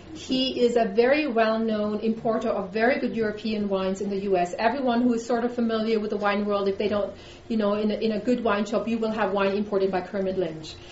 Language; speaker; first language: English; non-native, fluent; German